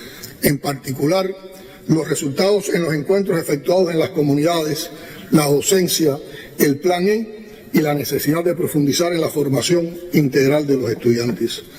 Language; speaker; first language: Spanish; native; Spanish